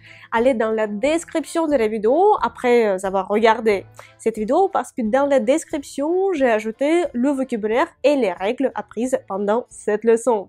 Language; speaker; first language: French; non-native, fluent; Russian